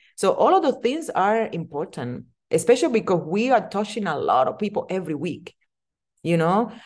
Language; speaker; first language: English; non-native, fluent; Spanish